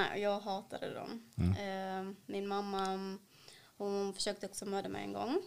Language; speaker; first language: Swedish; early bilingual, other home language; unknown